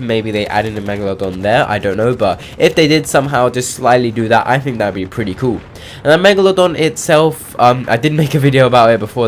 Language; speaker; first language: English; native; English